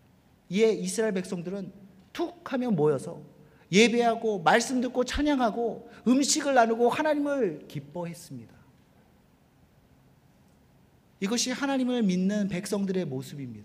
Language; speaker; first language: Korean; native; Korean